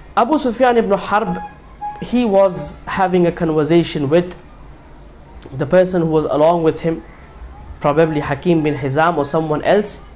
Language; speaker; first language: English; non-native, local second language; Urdu